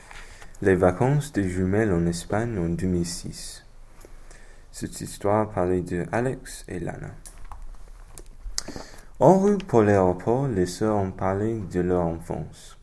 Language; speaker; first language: French; non-native, learner; English